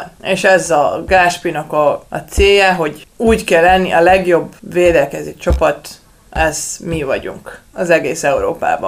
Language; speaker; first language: Hungarian; non-native, learner; Serbian